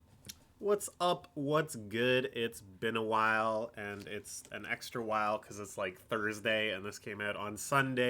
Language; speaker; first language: English; native; English